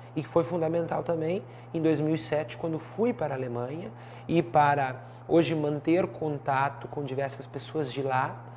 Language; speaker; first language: Portuguese; native; Portuguese